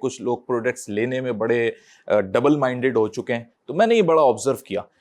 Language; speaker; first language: Urdu; native; Urdu